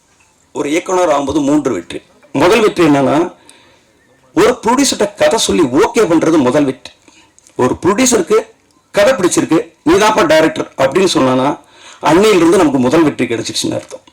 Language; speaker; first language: Tamil; native; Tamil